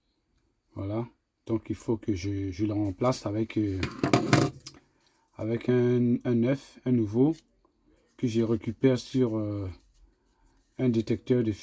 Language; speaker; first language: French; native; French